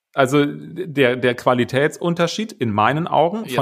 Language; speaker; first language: German; native; German